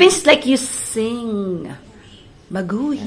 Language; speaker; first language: English; non-native, local second language; Filipino